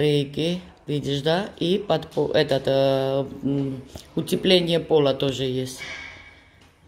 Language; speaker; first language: Russian; non-native, fluent; Georgian